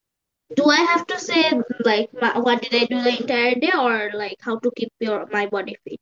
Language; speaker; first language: English; non-native, fluent; Bangla